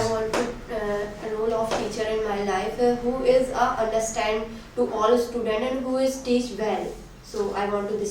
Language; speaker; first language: English; non-native, learner; Hindi